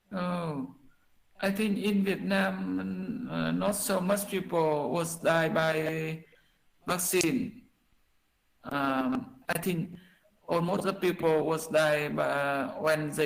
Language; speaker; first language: English; non-native, learner; Vietnamese